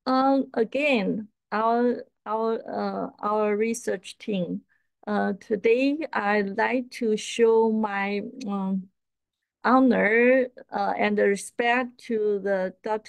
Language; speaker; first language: English; non-native, fluent; Chinese